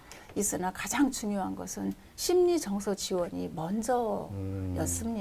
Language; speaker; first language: Korean; native; Korean